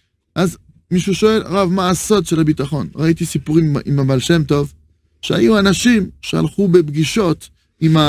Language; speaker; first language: Hebrew; non-native, fluent; French